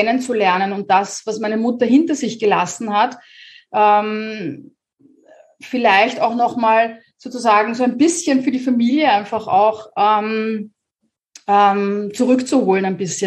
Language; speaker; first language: German; native; German